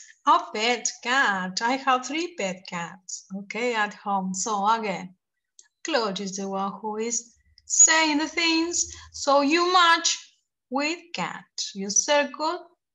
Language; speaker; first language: English; non-native, fluent; Spanish